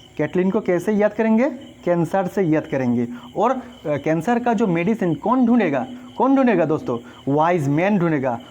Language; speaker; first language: Hindi; non-native, local second language; Bangla